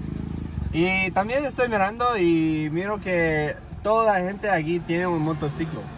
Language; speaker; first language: Spanish; non-native, learner; English